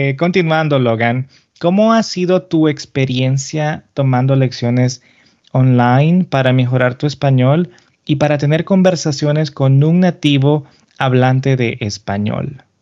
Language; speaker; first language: Spanish; native; Spanish